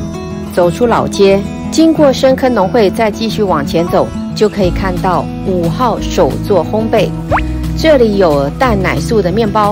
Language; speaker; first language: Chinese; native; Chinese